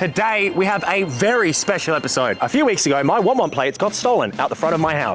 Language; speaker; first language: English; native; English